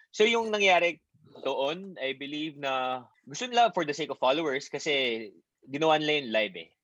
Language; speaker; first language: Filipino; non-native, local second language; Bikol